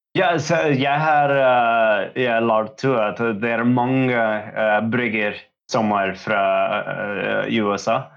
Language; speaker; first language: Norwegian; non-native, learner; English